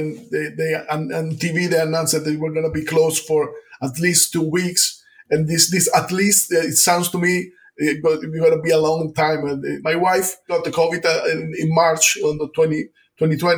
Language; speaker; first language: English; non-native, fluent; Italian